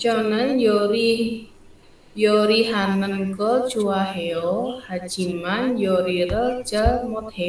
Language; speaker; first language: Korean; non-native, learner; Indonesian